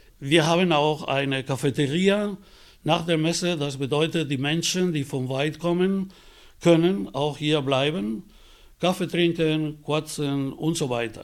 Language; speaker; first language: German; non-native, fluent; Spanish